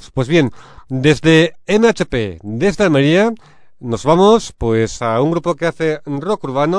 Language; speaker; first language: Spanish; native; Spanish